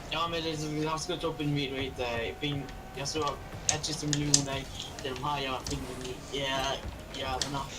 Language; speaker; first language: Swedish; native; Swedish